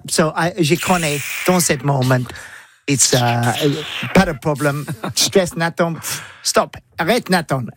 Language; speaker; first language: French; non-native, learner; English